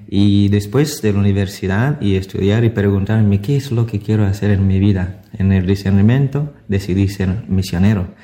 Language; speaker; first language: Spanish; non-native, fluent; Italian